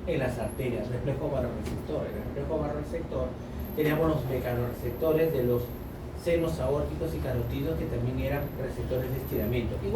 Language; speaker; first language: Spanish; native; Spanish